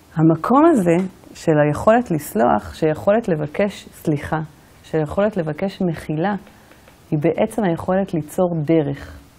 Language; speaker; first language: Hebrew; native; Hebrew